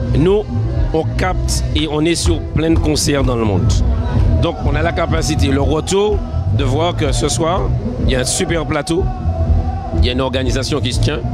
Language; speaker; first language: French; native; French